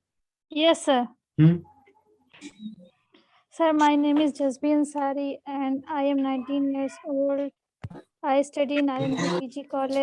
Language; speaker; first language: English; non-native, learner; Hindi